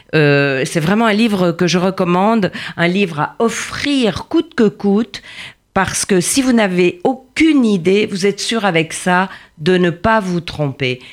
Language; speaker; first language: French; native; French